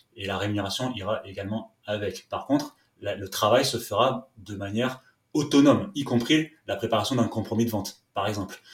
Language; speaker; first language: French; native; French